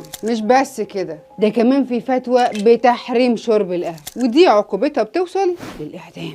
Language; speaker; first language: Arabic; native; Arabic